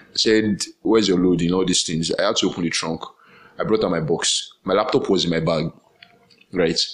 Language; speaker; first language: English; non-native, local second language; Yoruba